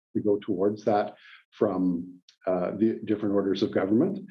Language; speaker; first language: English; native; English